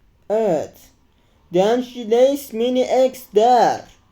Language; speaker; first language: English; non-native, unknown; Turkish